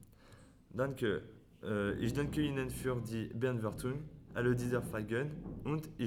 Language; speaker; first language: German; non-native, learner; French